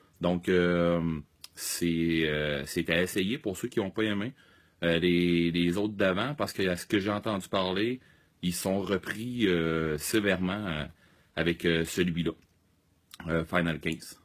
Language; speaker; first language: French; native; French